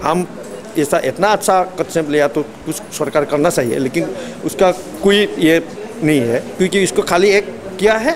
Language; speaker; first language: Hindi; non-native, local second language; Assamese